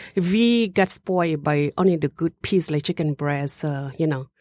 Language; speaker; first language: English; non-native, learner; Hmong